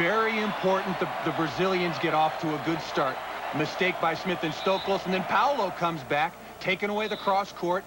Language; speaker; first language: English; native; English